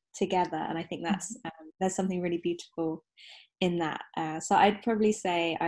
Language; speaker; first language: English; native; English